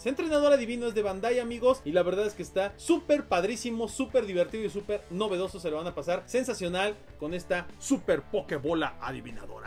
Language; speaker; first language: Spanish; native; Spanish